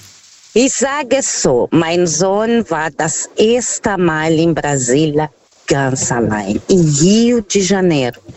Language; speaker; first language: German; non-native, learner; Portuguese